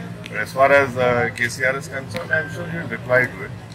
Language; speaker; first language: English; non-native, local second language; Urdu